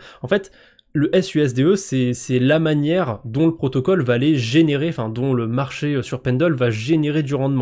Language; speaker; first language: French; native; French